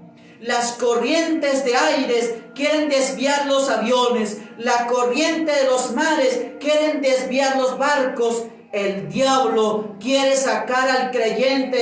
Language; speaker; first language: Spanish; native; Spanish